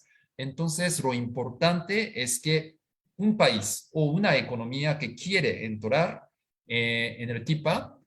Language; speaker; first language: Spanish; non-native, fluent; Japanese